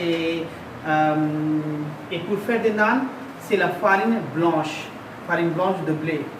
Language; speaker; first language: French; non-native, fluent; Hindi